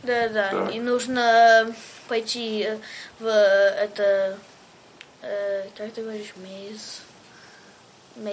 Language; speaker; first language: Russian; early bilingual, heritage; Russian